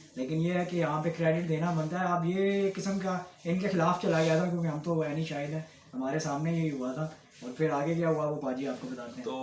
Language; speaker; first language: Urdu; non-native, local second language; Punjabi